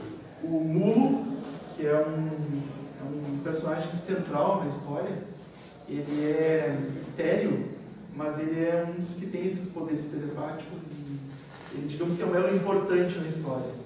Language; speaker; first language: Portuguese; native; Portuguese